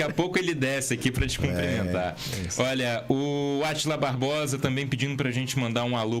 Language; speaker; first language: Portuguese; native; Portuguese